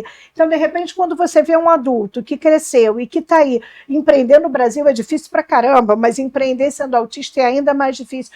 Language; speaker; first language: Portuguese; native; Portuguese